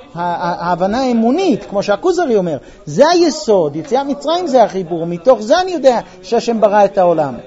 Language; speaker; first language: Hebrew; non-native, fluent; English